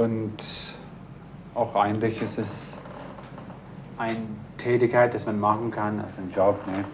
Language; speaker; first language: German; non-native, fluent; English